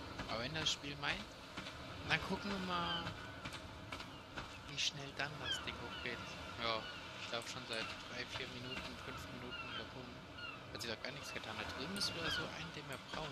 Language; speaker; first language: German; native; German